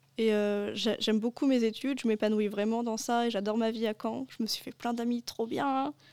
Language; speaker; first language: French; native; French